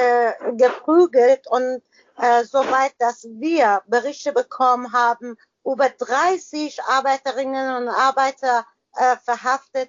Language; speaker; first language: German; non-native, learner; Persian